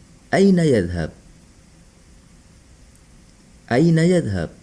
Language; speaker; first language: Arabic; non-native, local second language; Indonesian